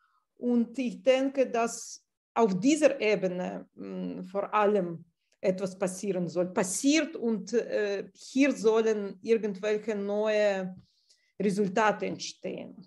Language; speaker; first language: German; non-native, fluent; Russian